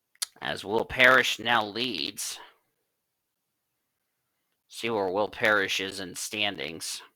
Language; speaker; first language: English; native; English